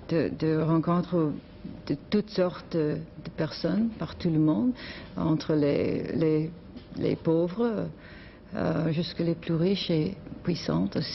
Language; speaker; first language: French; non-native, learner; English